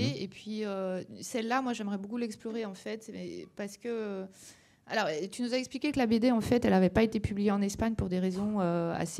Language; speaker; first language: French; native; French